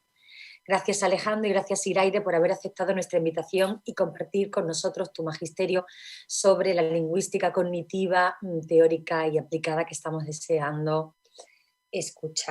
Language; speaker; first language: Spanish; native; Spanish